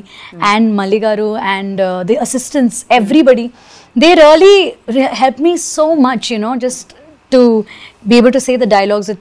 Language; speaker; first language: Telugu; non-native, learner; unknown